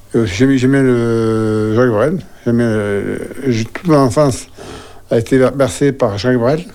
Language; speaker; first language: French; native; French